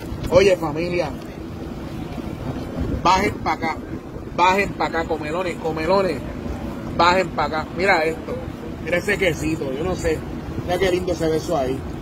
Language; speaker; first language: Spanish; native; Spanish